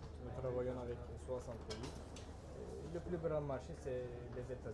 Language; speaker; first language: French; non-native, fluent; Turkish